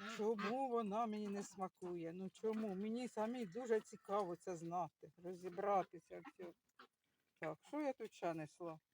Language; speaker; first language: Ukrainian; native; Ukrainian